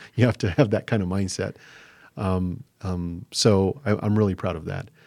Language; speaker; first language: English; native; English